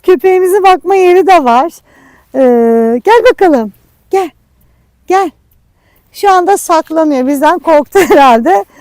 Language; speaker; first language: Turkish; native; Turkish